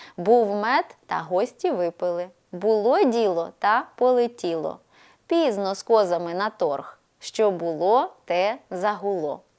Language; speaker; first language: Ukrainian; native; Ukrainian